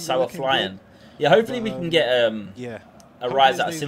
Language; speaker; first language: English; native; English